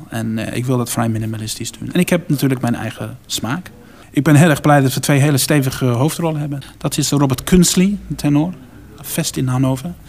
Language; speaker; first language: Dutch; non-native, fluent; English